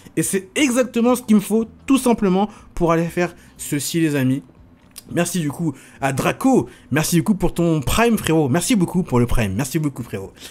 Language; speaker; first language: French; native; French